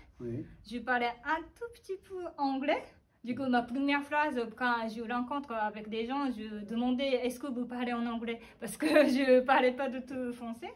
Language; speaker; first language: French; non-native, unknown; Japanese